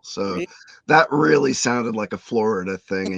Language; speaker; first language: English; native; English